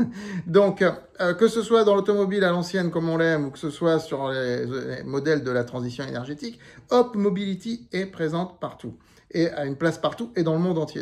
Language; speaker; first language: French; native; French